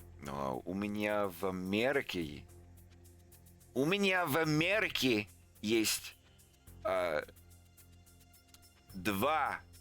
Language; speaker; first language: Russian; non-native, learner; English